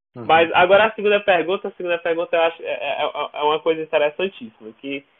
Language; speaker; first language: Portuguese; native; Portuguese